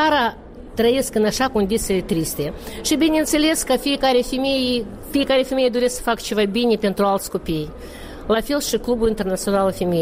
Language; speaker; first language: Romanian; non-native, local second language; Russian